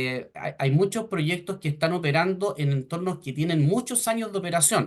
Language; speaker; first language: Spanish; native; Spanish